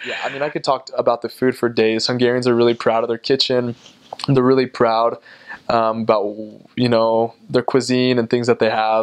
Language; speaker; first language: English; native; English